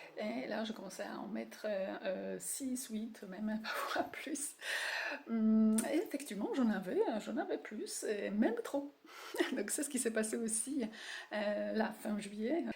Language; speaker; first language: French; non-native, fluent; Polish